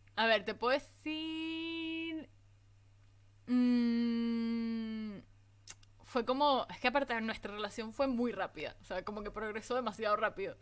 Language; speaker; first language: Spanish; native; Spanish